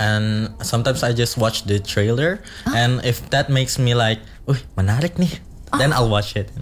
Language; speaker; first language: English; non-native, fluent; Indonesian